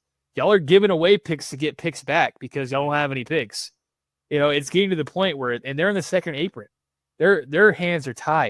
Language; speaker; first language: English; native; English